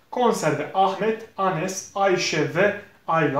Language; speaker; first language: Turkish; non-native, fluent; Bosnian